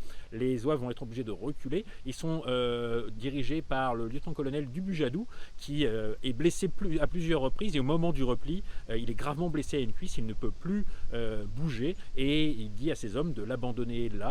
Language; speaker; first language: French; native; French